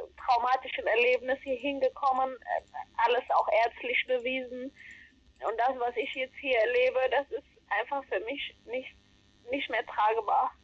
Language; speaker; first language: German; non-native, fluent; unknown